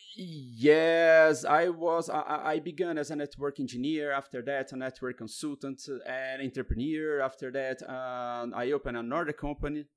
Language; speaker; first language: English; non-native, fluent; Portuguese